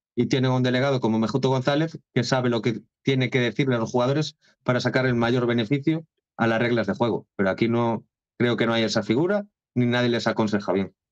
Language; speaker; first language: Spanish; non-native, local second language; Galician